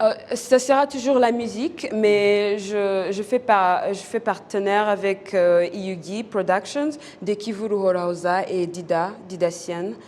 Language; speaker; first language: French; non-native, local second language; Kinyarwanda